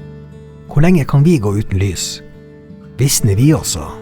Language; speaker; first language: Norwegian; native; Norwegian